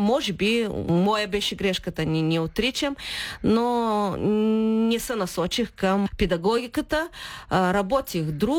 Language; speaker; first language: Bulgarian; early bilingual, heritage; Bulgarian